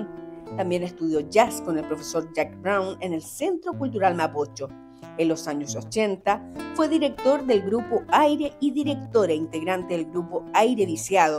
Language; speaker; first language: Spanish; native; Spanish